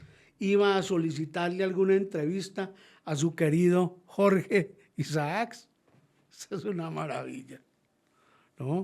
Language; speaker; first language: Spanish; native; Spanish